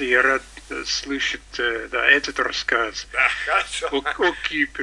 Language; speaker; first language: Russian; non-native, learner; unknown